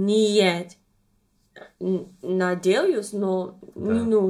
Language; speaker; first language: Russian; non-native, learner; English